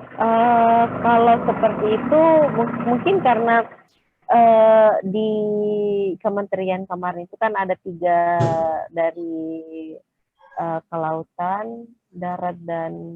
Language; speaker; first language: Indonesian; native; Indonesian